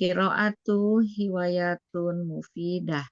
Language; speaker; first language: Arabic; non-native, learner; Indonesian